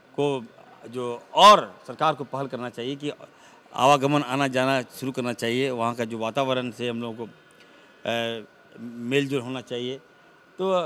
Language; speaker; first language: Hindi; native; Hindi